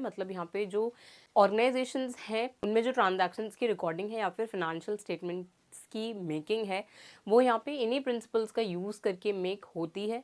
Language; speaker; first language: Hindi; native; Hindi